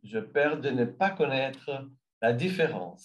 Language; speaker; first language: French; non-native, learner; Portuguese